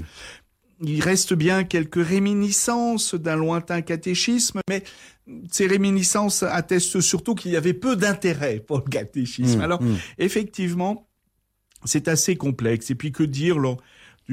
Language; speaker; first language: French; native; French